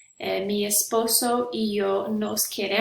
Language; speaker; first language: Spanish; non-native, fluent; English